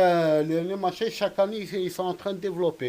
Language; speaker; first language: French; non-native, local second language; Arabic